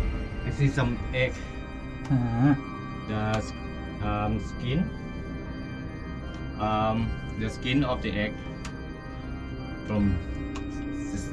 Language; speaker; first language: English; non-native, learner; Thai